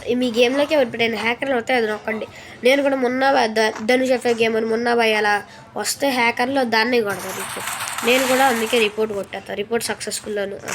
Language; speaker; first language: Telugu; non-native, local second language; Urdu